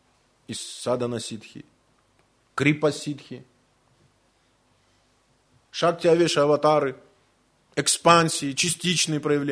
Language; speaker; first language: Russian; native; Russian